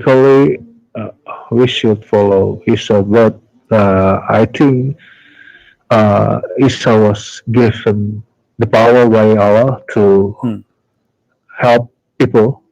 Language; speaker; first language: English; non-native, learner; Indonesian